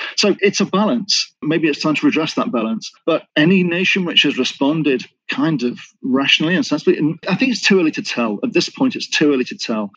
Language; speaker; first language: English; native; English